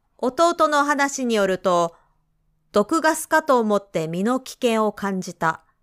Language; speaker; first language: Japanese; native; Japanese